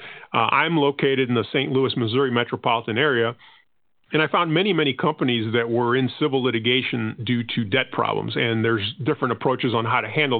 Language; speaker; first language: English; non-native, fluent; Spanish